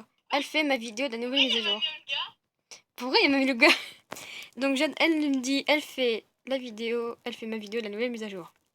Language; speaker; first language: French; native; French